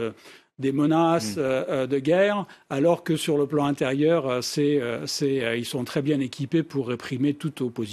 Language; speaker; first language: French; native; French